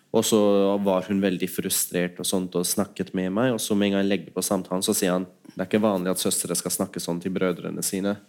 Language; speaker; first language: Norwegian; early bilingual, other home language; Urdu